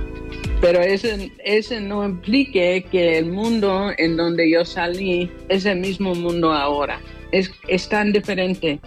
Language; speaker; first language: Spanish; non-native, fluent; English